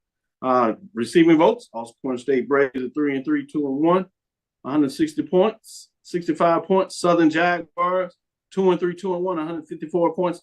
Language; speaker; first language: English; native; English